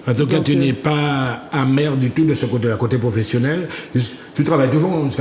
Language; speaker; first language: French; native; French